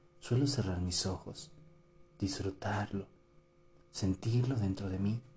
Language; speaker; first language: Spanish; native; Spanish